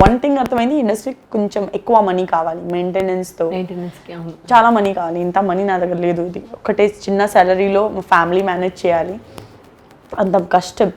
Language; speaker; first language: Telugu; non-native, learner; Gujarati